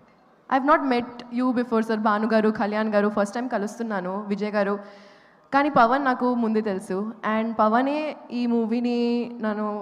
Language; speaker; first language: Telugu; non-native, local second language; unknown